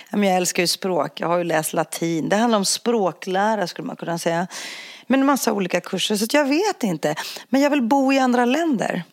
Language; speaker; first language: Swedish; early bilingual, other home language; Greek